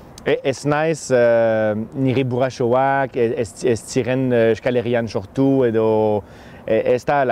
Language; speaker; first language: Basque; non-native, fluent; French